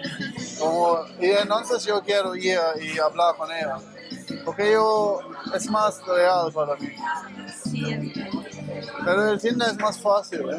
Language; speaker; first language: Spanish; non-native, learner; German